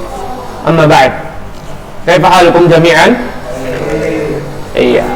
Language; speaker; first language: Arabic; non-native, fluent; Indonesian